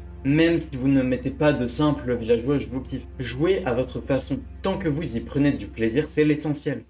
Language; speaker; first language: French; native; French